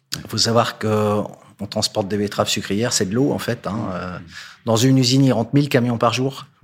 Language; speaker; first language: French; native; French